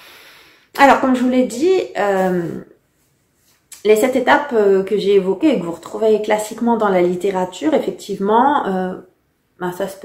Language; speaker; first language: French; native; French